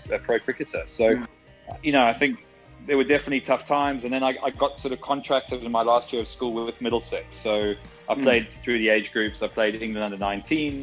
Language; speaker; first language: English; native; English